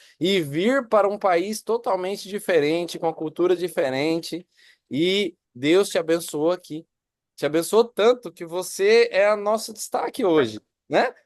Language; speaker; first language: Portuguese; native; Portuguese